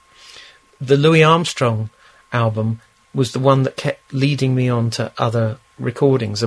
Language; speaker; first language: English; native; English